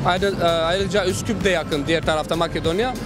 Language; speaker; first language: Turkish; non-native, fluent; Albanian